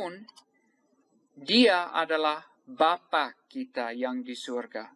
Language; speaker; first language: Indonesian; non-native, fluent; English